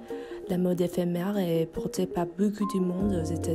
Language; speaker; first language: French; non-native, fluent; English